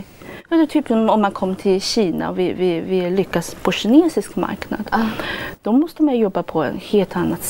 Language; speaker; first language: Swedish; non-native, fluent; Chinese